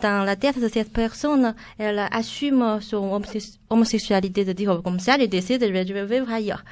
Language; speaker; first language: French; non-native, fluent; Chinese